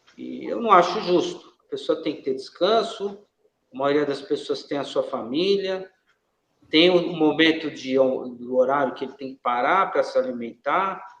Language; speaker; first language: Portuguese; native; Portuguese